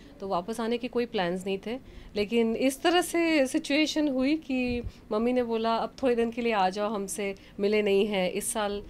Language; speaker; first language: Hindi; non-native, local second language; Bangla